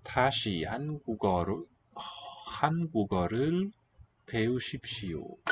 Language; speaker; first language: Korean; non-native, learner; English